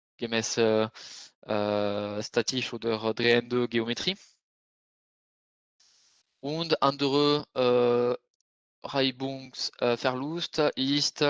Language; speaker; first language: German; non-native, fluent; French